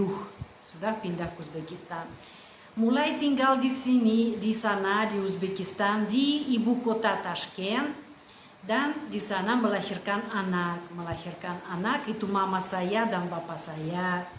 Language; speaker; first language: Indonesian; non-native, fluent; Russian